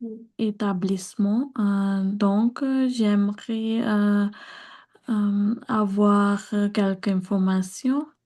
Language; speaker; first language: French; non-native, learner; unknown